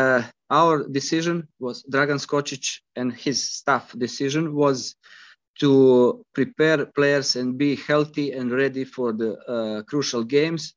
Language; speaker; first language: English; non-native, fluent; Croatian